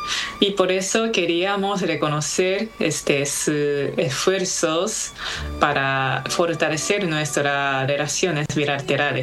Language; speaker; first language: Spanish; non-native, fluent; Japanese